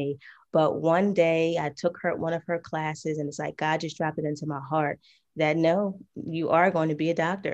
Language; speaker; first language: English; native; English